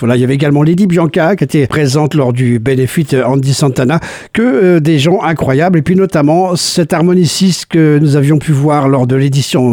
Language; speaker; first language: French; native; French